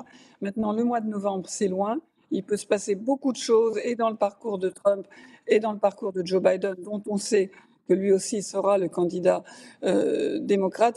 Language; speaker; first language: French; native; French